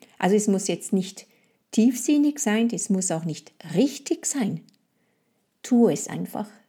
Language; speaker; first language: German; non-native, fluent; French